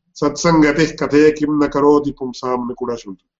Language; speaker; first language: English; non-native, local second language; Tamil